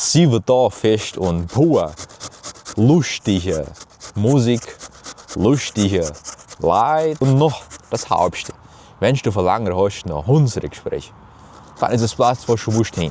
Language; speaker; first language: German; early bilingual, heritage; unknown